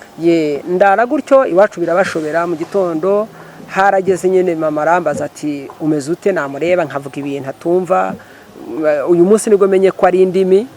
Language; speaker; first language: Kinyarwanda; early bilingual, heritage; Kinyarwanda